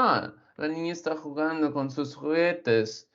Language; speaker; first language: Spanish; non-native, learner; English